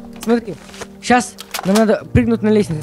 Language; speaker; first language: Russian; native; Russian